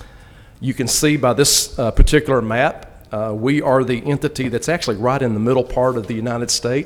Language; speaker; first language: English; native; English